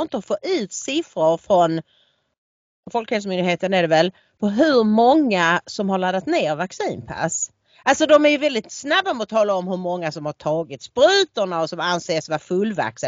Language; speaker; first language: Swedish; native; Swedish